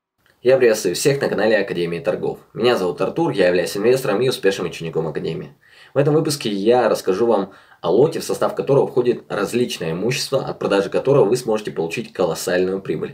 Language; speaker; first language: Russian; native; Russian